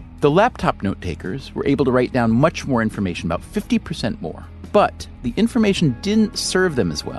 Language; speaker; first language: English; native; English